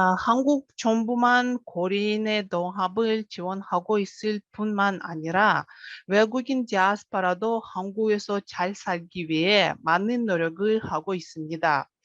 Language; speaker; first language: Korean; non-native, fluent; Russian